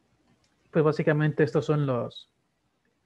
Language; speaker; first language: Spanish; native; Spanish